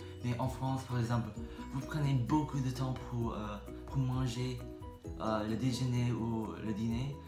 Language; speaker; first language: French; non-native, learner; English